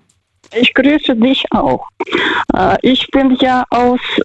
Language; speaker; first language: German; non-native, fluent; Russian